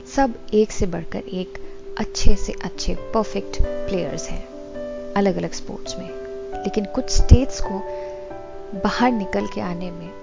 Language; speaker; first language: Hindi; non-native, local second language; Assamese